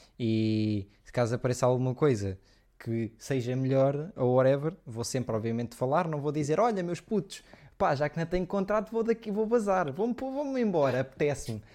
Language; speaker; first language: Portuguese; native; Portuguese